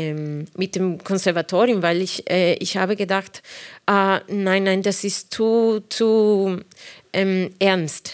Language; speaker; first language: German; non-native, fluent; Spanish